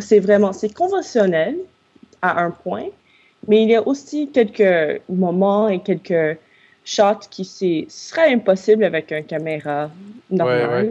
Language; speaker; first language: French; non-native, local second language; English